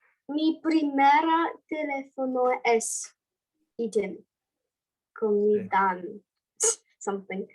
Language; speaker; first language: Spanish; non-native, learner; English